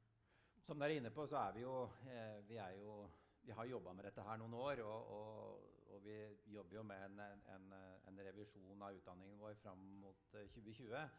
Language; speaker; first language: Norwegian; native; Norwegian